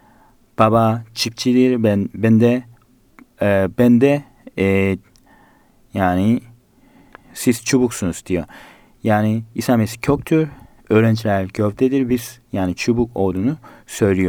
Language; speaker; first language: Turkish; non-native, fluent; Korean